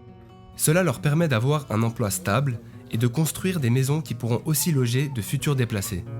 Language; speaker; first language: French; native; French